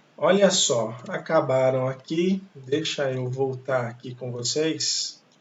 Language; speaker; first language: Portuguese; native; Portuguese